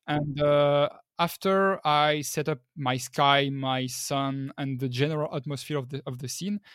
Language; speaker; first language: English; non-native, fluent; French